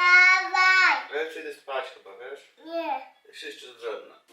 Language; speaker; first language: Polish; native; Polish